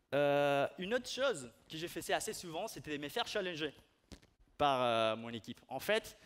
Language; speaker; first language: French; non-native, fluent; Spanish